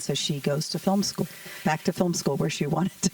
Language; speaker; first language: English; native; English